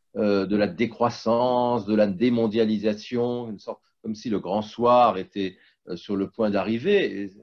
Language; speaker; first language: French; native; French